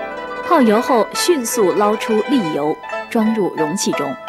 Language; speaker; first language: Chinese; native; Chinese